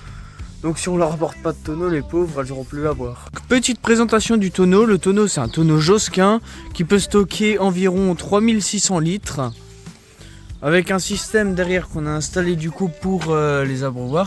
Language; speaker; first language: French; native; French